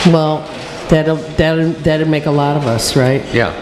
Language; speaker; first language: English; native; English